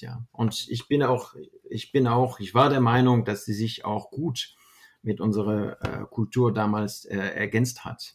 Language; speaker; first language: German; non-native, fluent; French